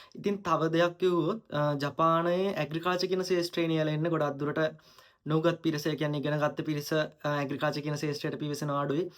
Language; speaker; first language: Sinhala; native; Sinhala